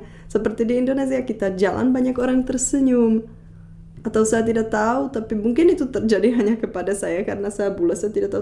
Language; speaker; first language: Indonesian; non-native, fluent; Czech